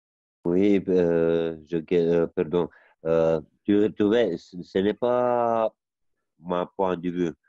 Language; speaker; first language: French; non-native, learner; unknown